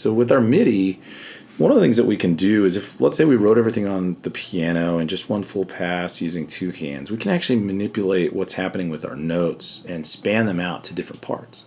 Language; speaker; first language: English; native; English